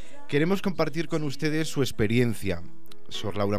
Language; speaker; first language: Spanish; native; Spanish